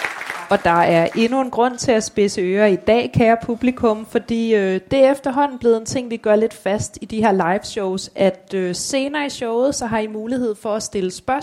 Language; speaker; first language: Danish; native; Danish